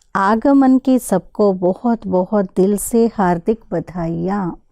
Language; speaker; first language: Hindi; non-native, local second language; Telugu